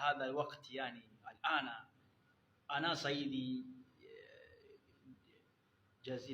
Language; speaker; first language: Arabic; non-native, learner; Kinyarwanda